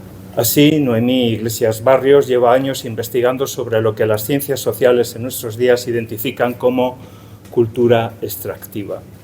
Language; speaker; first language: Spanish; native; Spanish